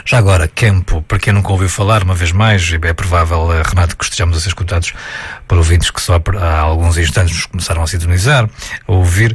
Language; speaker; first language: Portuguese; native; Portuguese